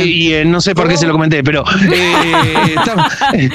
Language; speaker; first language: Spanish; native; Spanish